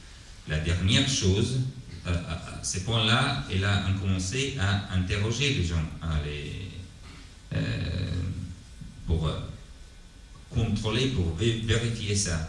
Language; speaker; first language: French; non-native, learner; Italian